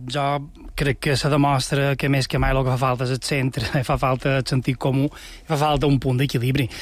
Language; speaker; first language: Catalan; native; Catalan